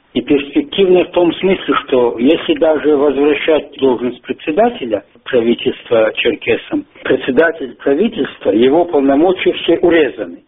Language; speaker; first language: Russian; non-native, local second language; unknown